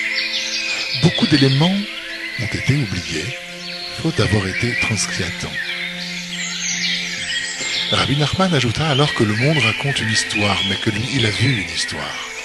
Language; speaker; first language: French; native; French